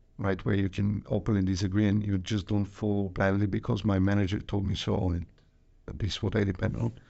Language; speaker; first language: English; non-native, fluent; Bulgarian